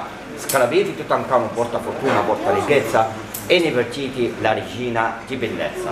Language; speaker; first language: Italian; non-native, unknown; Arabic